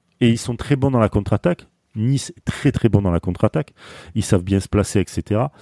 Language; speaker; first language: French; native; French